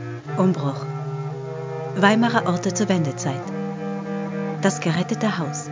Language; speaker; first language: German; native; German